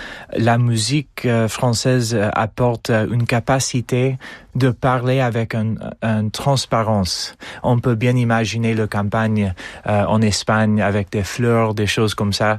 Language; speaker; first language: French; non-native, fluent; English